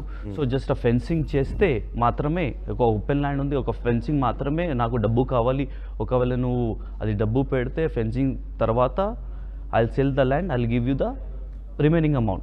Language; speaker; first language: Telugu; non-native, local second language; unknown